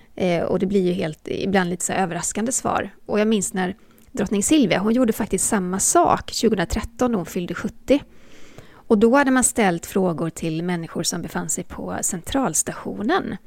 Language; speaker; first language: Swedish; native; Swedish